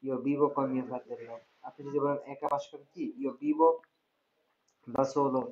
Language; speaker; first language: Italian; non-native, fluent; Bangla